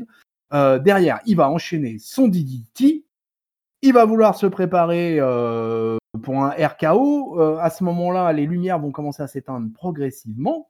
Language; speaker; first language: French; native; French